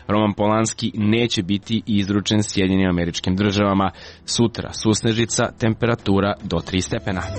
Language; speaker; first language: Serbian; native; Serbian